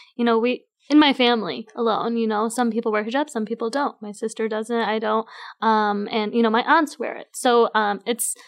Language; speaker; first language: English; native; English